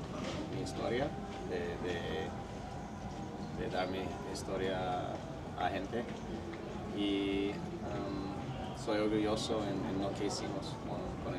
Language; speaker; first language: Spanish; non-native, fluent; English